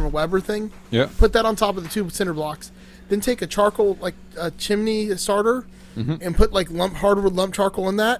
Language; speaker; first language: English; native; English